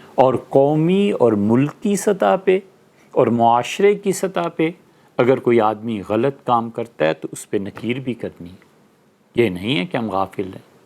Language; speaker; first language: Urdu; native; Urdu